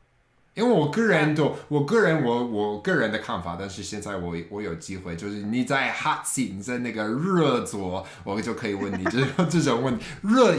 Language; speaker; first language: Chinese; non-native, fluent; English